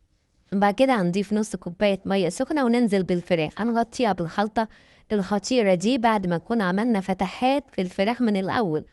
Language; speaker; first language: Arabic; native; Arabic